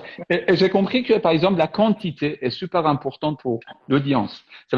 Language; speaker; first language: French; non-native, fluent; Persian